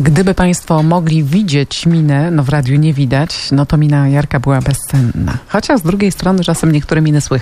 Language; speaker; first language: Polish; native; Polish